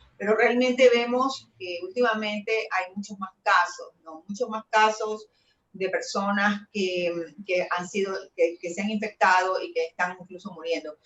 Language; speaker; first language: Spanish; native; Spanish